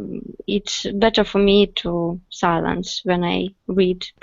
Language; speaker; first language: English; non-native, learner; Russian